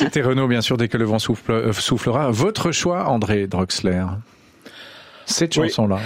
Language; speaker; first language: French; native; French